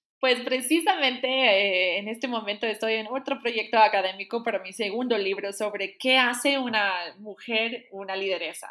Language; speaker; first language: Spanish; non-native, fluent; English